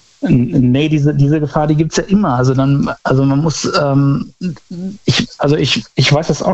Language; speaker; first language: German; native; German